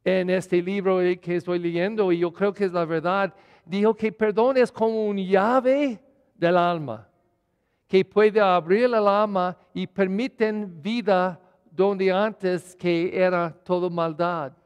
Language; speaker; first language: Spanish; non-native, fluent; English